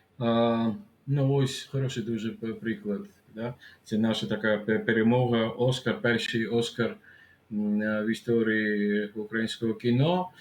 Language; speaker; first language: Ukrainian; non-native, fluent; Georgian